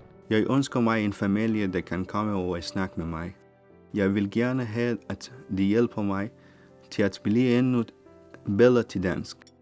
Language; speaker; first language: Danish; non-native, learner; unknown